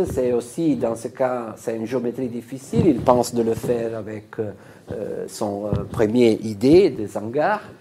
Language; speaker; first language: French; non-native, fluent; Italian